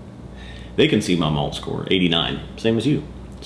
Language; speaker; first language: English; native; English